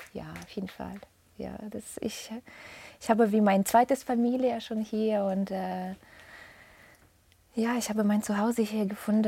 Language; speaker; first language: German; non-native, fluent; Russian